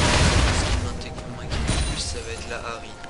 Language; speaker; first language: French; native; French